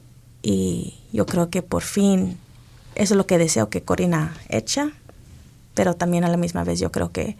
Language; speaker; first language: Spanish; early bilingual, other home language; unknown